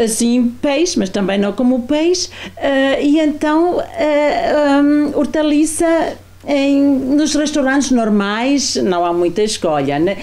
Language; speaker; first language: Portuguese; non-native, fluent; German